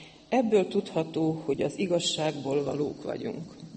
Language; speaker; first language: Hungarian; native; Hungarian